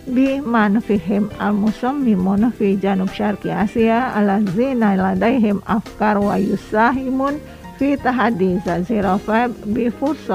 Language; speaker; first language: Arabic; non-native, fluent; Indonesian